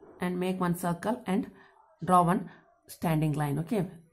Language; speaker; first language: English; non-native, local second language; Kannada